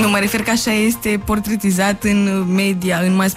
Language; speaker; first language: Romanian; native; Romanian